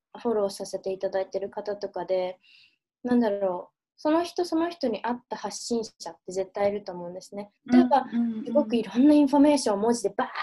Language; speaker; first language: Japanese; early bilingual, heritage; Japanese